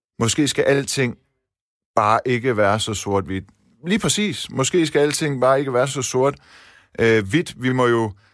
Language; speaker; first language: Danish; early bilingual, other home language; Persian